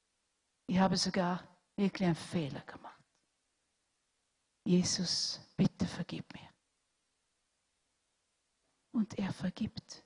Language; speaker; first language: German; non-native, fluent; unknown